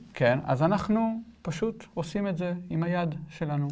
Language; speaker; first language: Hebrew; early bilingual, other home language; Spanish